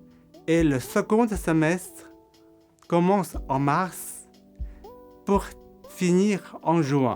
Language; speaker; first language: French; non-native, fluent; Korean